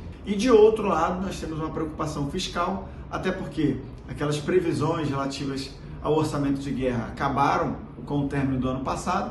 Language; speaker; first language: Portuguese; native; Portuguese